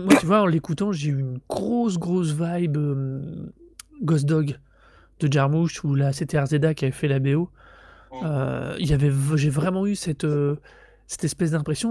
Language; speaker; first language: French; native; French